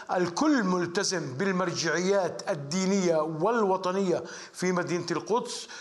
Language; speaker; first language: Arabic; native; Arabic